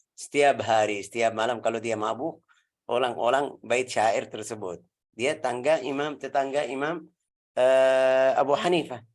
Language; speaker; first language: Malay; non-native, learner; Arabic